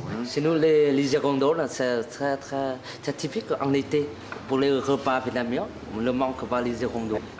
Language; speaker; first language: French; non-native, fluent; Vietnamese